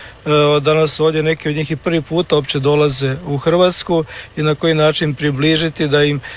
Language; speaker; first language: Serbian; native; Serbian